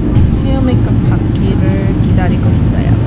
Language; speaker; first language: Korean; non-native, fluent; English